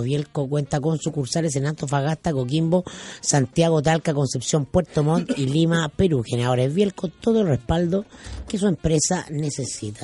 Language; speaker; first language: Spanish; native; Spanish